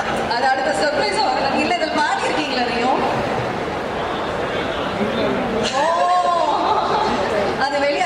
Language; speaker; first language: Tamil; native; Tamil